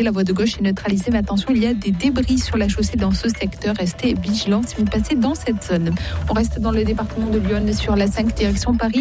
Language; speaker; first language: French; native; French